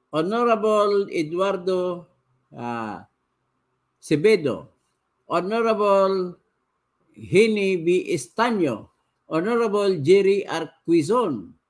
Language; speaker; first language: Filipino; non-native, local second language; Cebuano